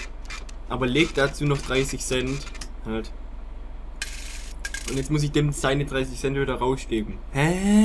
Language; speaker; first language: German; native; German